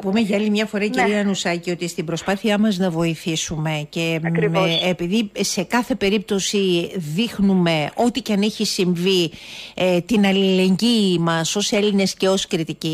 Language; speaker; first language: Greek; native; Greek